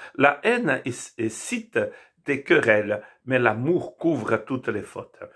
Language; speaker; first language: French; non-native, fluent; Portuguese